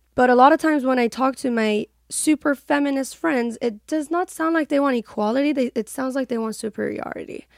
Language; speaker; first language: English; non-native, fluent; Persian